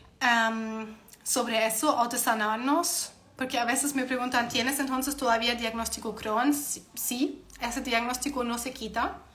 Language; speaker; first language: Spanish; non-native, fluent; German